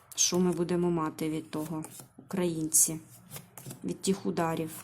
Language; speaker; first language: Ukrainian; non-native, local second language; Russian